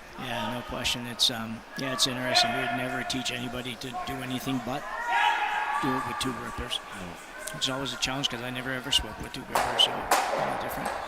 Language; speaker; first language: English; native; English